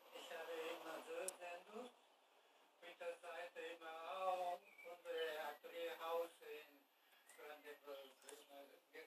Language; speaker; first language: German; non-native, learner; Japanese